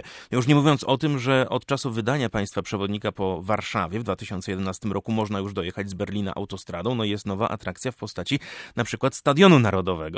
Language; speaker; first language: Polish; native; Polish